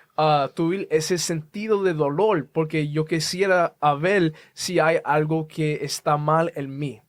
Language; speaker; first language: Spanish; early bilingual, heritage; Spanish